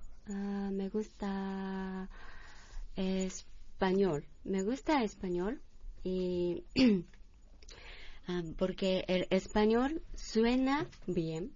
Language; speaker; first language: Spanish; non-native, learner; Japanese